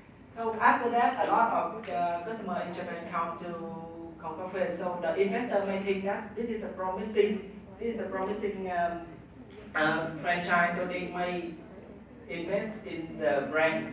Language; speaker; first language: English; non-native, learner; Vietnamese